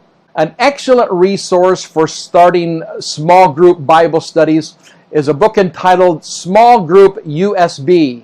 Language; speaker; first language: English; native; English